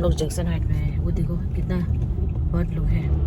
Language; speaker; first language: Hindi; non-native, local second language; Tibetan